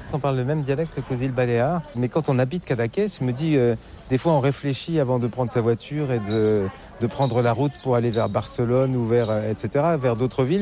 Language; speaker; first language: French; native; French